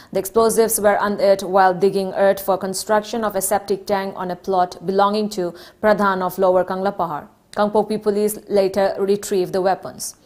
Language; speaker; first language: English; non-native, local second language; Manipuri